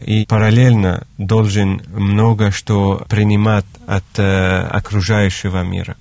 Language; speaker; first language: Russian; non-native, fluent; Arabic